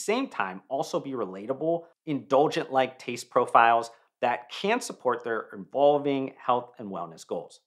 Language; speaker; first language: English; native; English